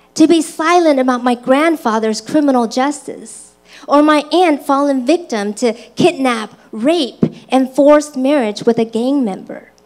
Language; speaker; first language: English; early bilingual, other home language; Chinese